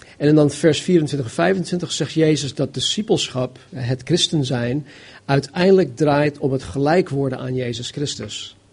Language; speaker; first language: Dutch; non-native, fluent; English